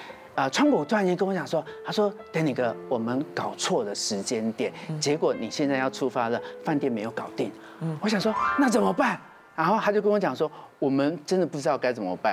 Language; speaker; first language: Chinese; native; Chinese